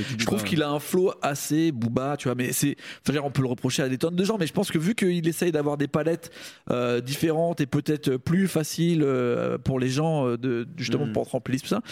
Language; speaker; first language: French; native; French